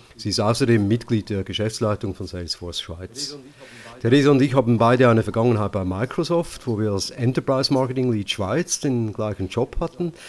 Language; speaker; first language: German; native; German